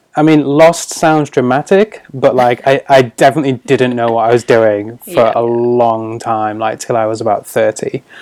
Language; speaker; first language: English; native; English